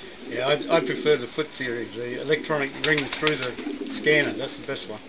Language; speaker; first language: English; native; English